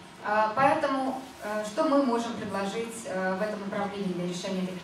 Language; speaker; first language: Russian; native; Russian